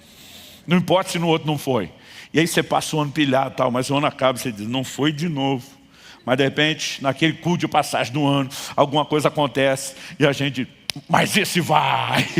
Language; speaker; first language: Portuguese; native; Portuguese